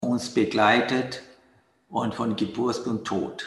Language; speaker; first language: German; non-native, learner; Sinhala